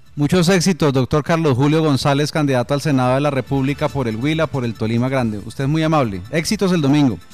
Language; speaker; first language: Spanish; native; Spanish